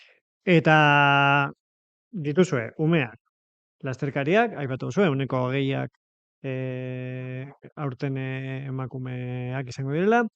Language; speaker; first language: Basque; native; Basque